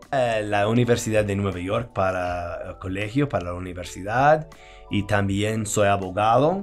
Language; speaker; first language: Spanish; non-native, fluent; English